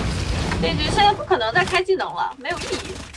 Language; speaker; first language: Chinese; native; Chinese